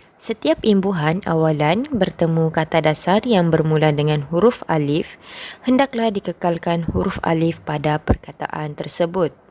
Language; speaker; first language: Malay; native; Malay